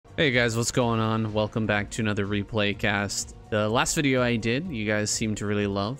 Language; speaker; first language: English; native; English